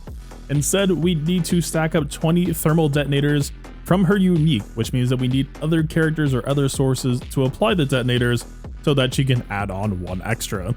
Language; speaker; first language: English; native; English